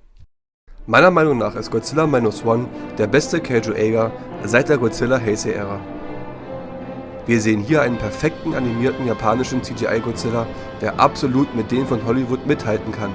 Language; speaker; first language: German; native; German